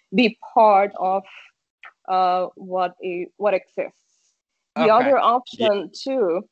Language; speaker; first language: English; non-native, fluent; Portuguese